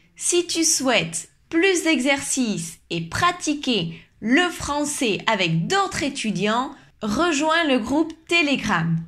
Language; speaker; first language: French; native; French